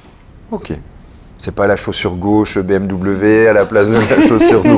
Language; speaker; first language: French; native; French